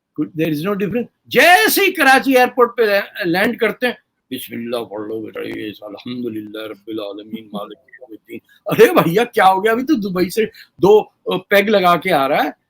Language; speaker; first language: Urdu; native; Urdu